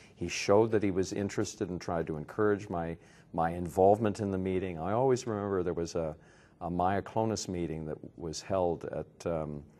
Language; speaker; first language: English; native; English